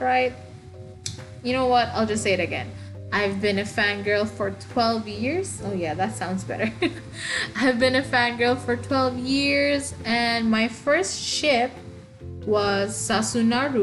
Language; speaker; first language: English; non-native, local second language; Waray